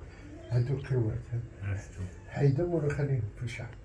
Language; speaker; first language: Arabic; native; Arabic